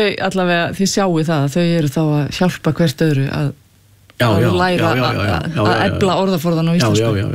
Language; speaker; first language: Icelandic; native; Icelandic